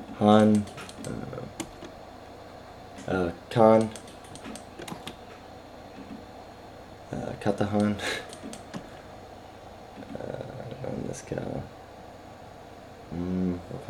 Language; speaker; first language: Japanese; non-native, learner; English